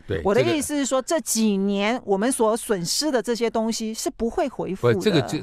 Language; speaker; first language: Chinese; native; Chinese